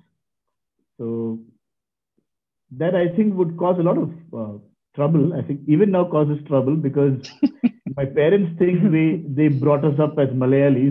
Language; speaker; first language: English; non-native, local second language; Malayalam